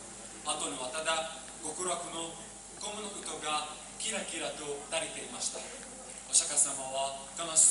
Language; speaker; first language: Japanese; non-native, learner; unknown